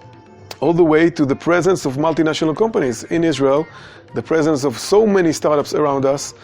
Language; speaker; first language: English; non-native, fluent; Hebrew